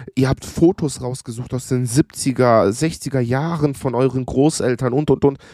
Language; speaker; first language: German; early bilingual, other home language; Greek